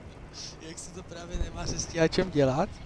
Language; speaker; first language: Czech; native; Czech